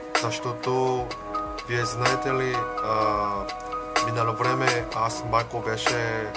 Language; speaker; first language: Bulgarian; non-native, learner; Korean